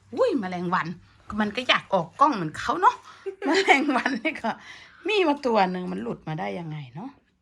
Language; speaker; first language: Thai; native; Thai